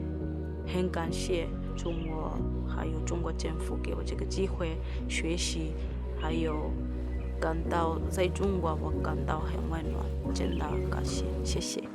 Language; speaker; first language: Chinese; non-native, fluent; Swahili